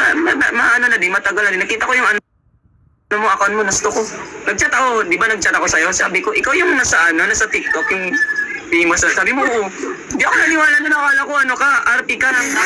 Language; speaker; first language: Filipino; non-native, local second language; Hiligaynon